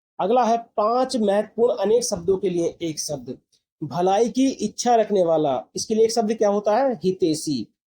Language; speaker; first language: Hindi; native; Hindi